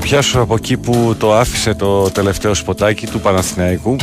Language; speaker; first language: Greek; native; Greek